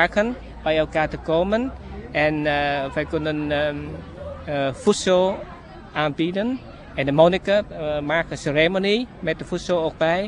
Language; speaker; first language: Dutch; non-native, learner; Vietnamese